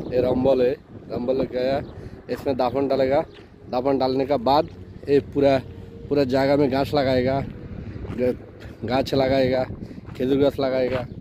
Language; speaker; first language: Hindi; non-native, learner; Bangla